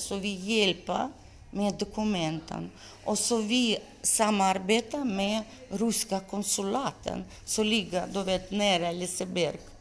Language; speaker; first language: Swedish; non-native, learner; Russian